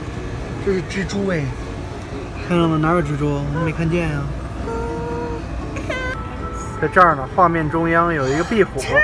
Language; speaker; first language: Chinese; native; Chinese